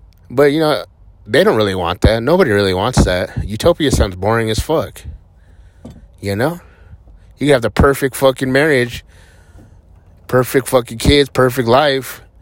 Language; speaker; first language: English; early bilingual, other home language; Spanish